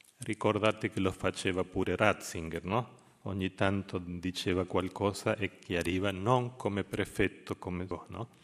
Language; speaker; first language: Italian; non-native, fluent; Spanish